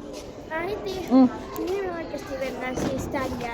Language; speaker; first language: Finnish; early bilingual, other home language; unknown